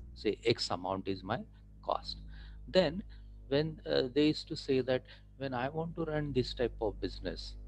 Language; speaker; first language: English; non-native, local second language; Marathi